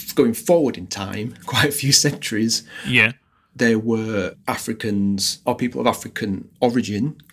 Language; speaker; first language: English; native; English